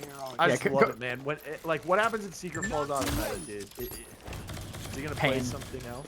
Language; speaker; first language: English; native; English